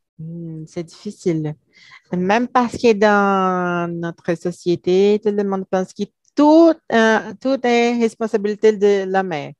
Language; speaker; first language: French; non-native, learner; Portuguese